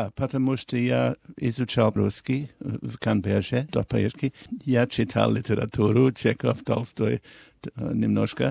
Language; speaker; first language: Russian; non-native, learner; English